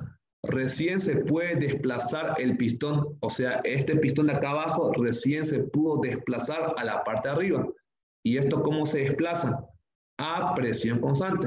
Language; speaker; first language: Spanish; native; Spanish